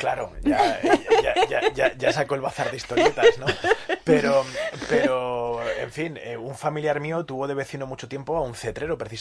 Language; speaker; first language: Spanish; native; Spanish